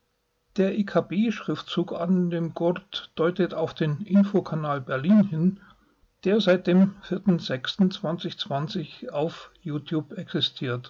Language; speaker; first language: German; native; German